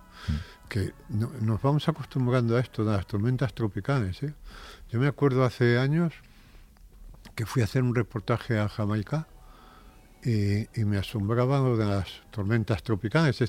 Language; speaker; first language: Spanish; native; Spanish